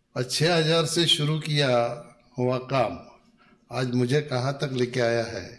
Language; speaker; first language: Hindi; non-native, local second language; Marathi